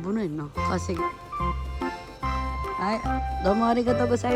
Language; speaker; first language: Japanese; non-native, learner; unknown